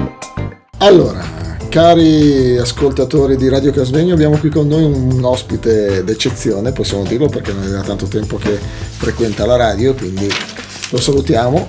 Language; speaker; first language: Italian; native; Italian